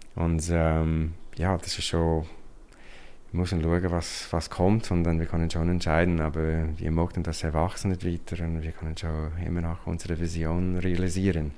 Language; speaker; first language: German; non-native, learner; English